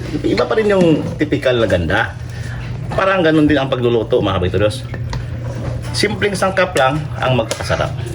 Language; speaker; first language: Filipino; non-native, local second language; Cebuano